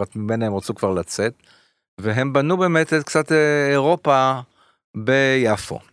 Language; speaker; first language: Hebrew; early bilingual, other home language; French